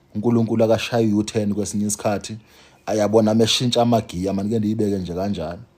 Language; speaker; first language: Zulu; non-native, local second language; Xhosa